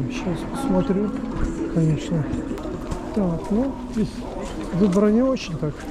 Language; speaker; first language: Russian; native; Russian